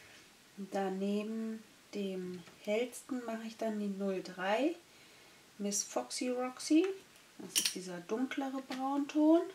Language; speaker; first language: German; native; German